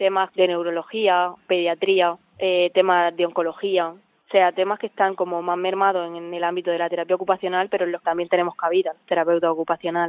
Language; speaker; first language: Spanish; native; Spanish